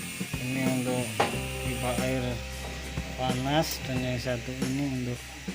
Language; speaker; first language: Indonesian; non-native, local second language; Javanese